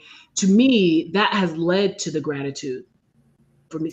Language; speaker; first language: English; native; English